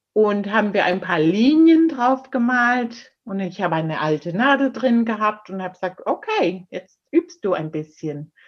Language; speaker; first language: German; non-native, fluent; English